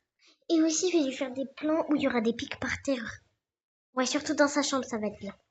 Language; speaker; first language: French; native; French